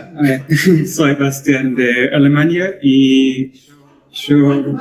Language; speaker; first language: Spanish; non-native, learner; German